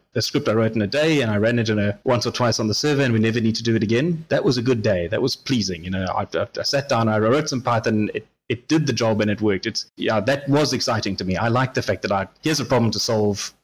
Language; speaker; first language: English; native; English